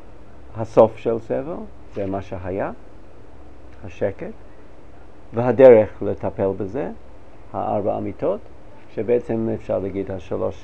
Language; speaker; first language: Hebrew; non-native, fluent; English